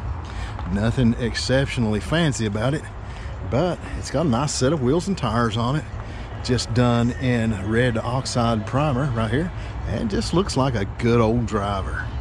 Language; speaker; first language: English; native; English